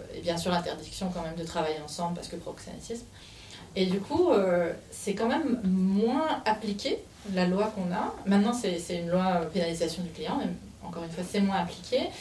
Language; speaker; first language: French; native; French